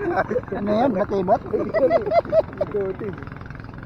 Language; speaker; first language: Filipino; native; Filipino